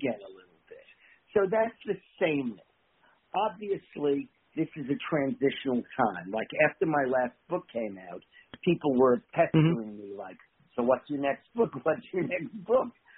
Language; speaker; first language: English; native; English